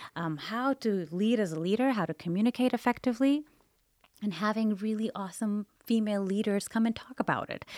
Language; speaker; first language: English; non-native, local second language; Urdu